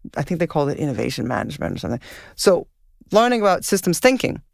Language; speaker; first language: English; non-native, fluent; Danish